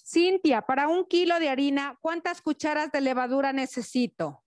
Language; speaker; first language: Spanish; native; Spanish